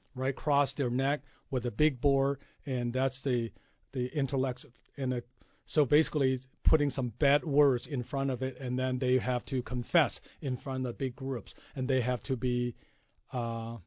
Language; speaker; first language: English; non-native, fluent; Chinese